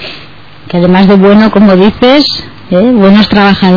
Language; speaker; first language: Spanish; native; Spanish